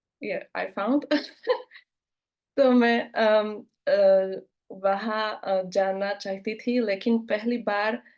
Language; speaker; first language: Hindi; non-native, learner; Slovak